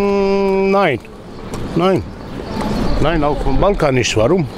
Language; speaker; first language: German; non-native, learner; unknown